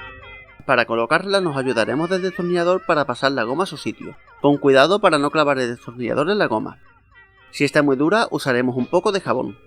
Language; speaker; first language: Spanish; native; Spanish